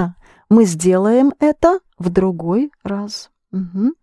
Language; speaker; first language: Russian; non-native, fluent; English